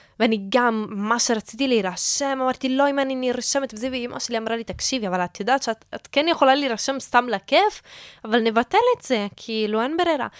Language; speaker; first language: Hebrew; non-native, fluent; Italian